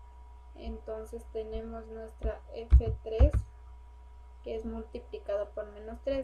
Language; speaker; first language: Spanish; native; Spanish